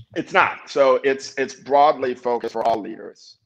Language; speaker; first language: English; native; English